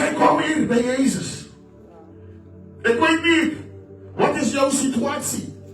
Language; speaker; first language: Dutch; non-native, fluent; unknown